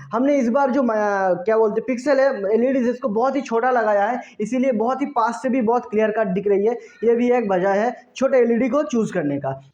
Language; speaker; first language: Hindi; non-native, local second language; Bangla